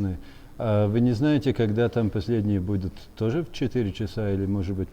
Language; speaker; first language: Russian; non-native, fluent; Latvian